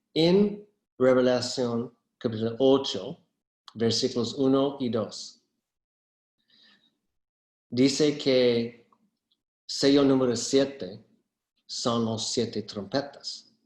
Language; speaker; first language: Spanish; non-native, fluent; English